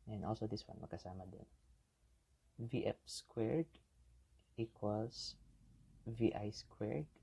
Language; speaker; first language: English; non-native, local second language; Filipino